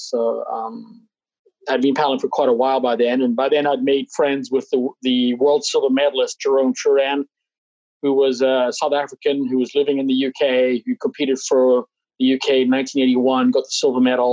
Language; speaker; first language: English; native; English